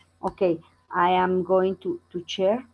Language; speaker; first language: English; non-native, learner; Spanish